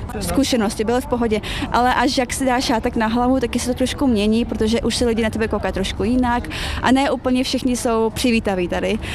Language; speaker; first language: Czech; early bilingual, other home language; Chechen